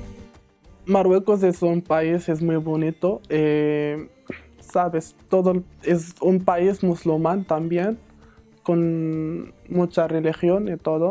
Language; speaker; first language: Spanish; non-native, fluent; Arabic